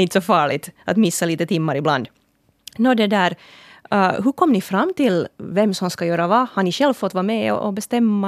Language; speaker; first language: Swedish; native; Swedish